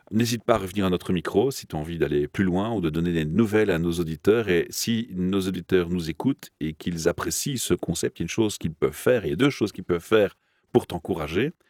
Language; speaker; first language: French; native; French